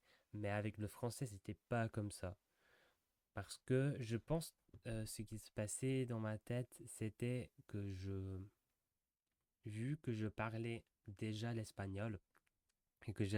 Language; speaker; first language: French; non-native, fluent; English